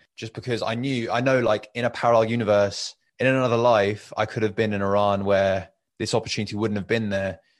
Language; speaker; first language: English; early bilingual, other home language; Persian